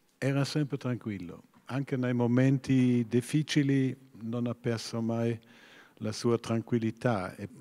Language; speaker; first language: Italian; non-native, fluent; German